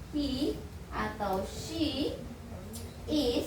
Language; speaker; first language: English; non-native, fluent; Indonesian